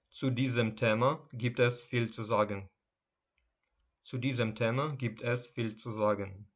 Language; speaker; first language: German; non-native, fluent; Ukrainian